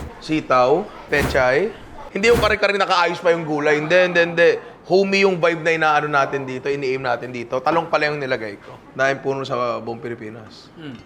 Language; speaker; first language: Filipino; native; Filipino